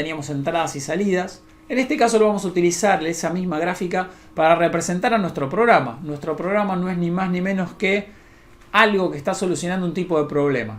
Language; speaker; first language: Spanish; native; Spanish